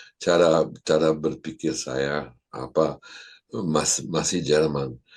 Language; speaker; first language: Indonesian; non-native, fluent; German